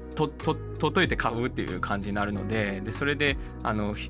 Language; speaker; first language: Japanese; non-native, fluent; Chinese